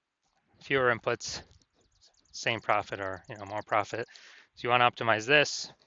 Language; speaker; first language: English; native; English